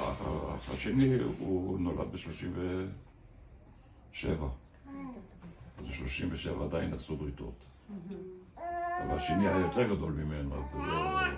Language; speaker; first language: Hebrew; early bilingual, other home language; German